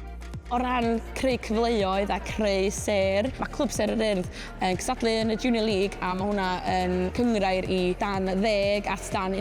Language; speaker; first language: Welsh; native; Welsh